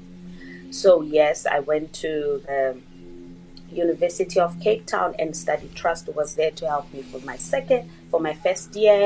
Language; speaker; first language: English; non-native, local second language; Northern Sotho